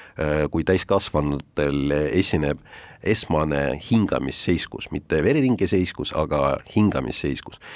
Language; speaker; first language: Estonian; non-native, local second language; Russian